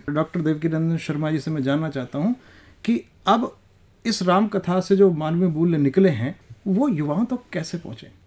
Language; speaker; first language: Hindi; native; Hindi